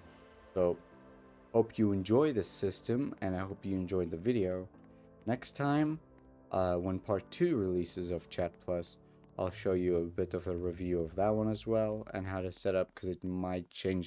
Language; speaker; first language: English; native; English